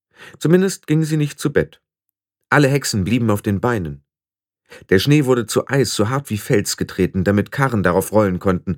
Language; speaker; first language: German; native; German